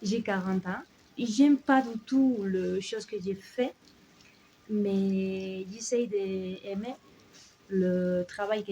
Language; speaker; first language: French; non-native, learner; Spanish